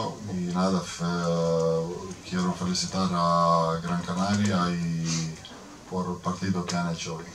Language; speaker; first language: Spanish; non-native, fluent; Croatian